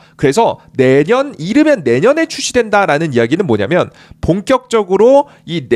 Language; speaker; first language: Korean; native; Korean